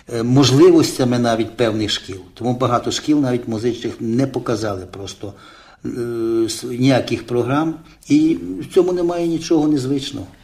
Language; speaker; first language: Ukrainian; native; Ukrainian